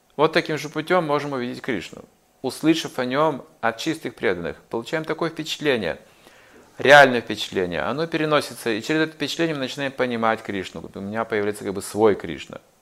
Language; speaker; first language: Russian; native; Russian